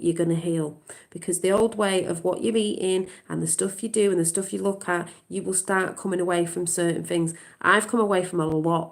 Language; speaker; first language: English; native; English